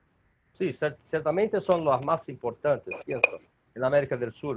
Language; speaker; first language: Spanish; non-native, learner; Portuguese